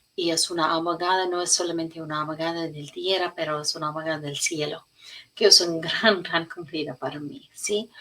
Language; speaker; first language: Spanish; non-native, learner; English